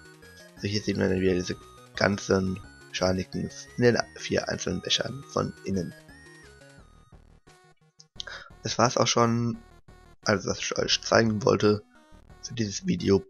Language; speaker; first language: German; native; German